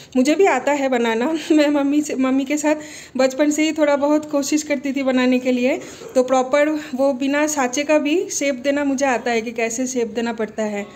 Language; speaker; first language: Hindi; non-native, local second language; Bangla